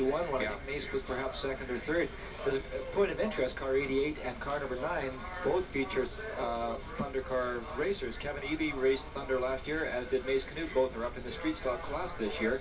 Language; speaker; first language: English; native; English